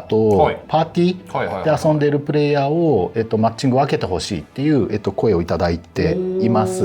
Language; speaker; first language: Japanese; native; Japanese